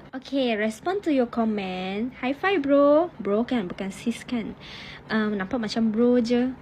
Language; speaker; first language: Malay; non-native, local second language; Chinese